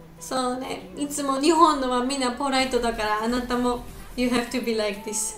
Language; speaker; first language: Japanese; non-native, learner; Georgian